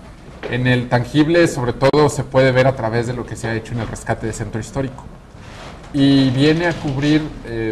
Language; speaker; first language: Spanish; native; Spanish